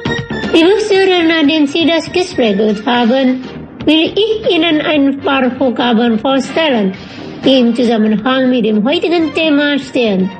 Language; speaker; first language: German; non-native, fluent; Indonesian